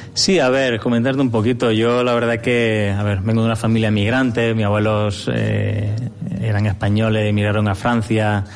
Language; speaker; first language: Spanish; native; Spanish